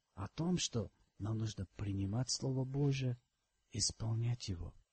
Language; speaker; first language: Russian; non-native, fluent; English